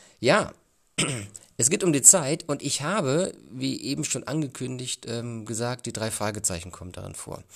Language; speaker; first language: German; native; German